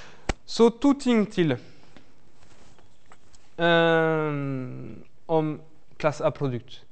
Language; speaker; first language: Norwegian; non-native, fluent; French